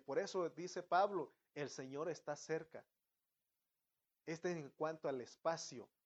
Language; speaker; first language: Spanish; native; Spanish